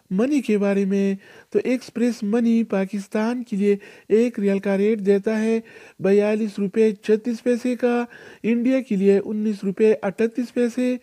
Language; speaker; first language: Urdu; non-native, local second language; Pashto